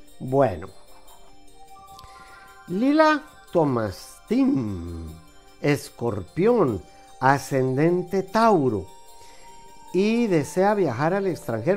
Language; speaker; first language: Spanish; native; Spanish